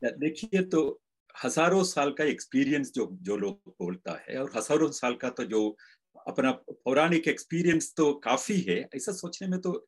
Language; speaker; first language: Hindi; non-native, local second language; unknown